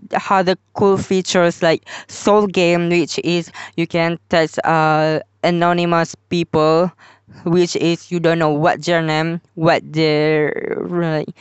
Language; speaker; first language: English; non-native, local second language; Malay